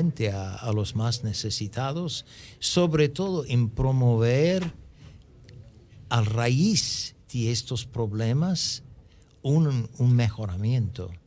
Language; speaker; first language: Spanish; non-native, fluent; English